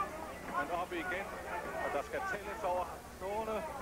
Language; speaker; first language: Danish; native; Danish